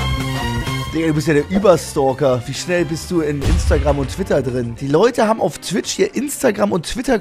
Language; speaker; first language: German; native; German